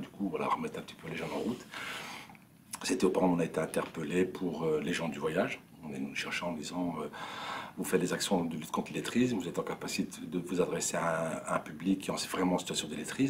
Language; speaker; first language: French; native; French